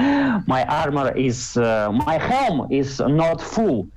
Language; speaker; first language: English; non-native, learner; Russian